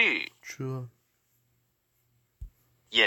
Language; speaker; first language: Chinese; non-native, learner; English